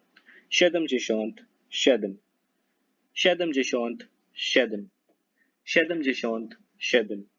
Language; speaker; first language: Polish; non-native, learner; Hindi